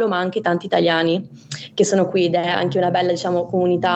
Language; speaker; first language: Italian; native; Italian